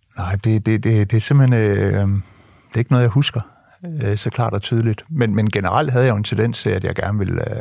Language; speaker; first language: Danish; early bilingual, other home language; French